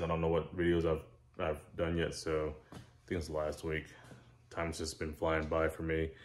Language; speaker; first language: English; native; English